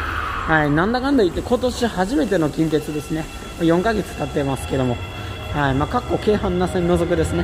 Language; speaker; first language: Japanese; native; Japanese